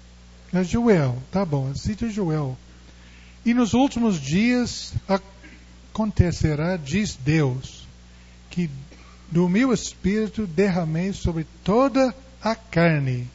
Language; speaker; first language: Portuguese; non-native, fluent; English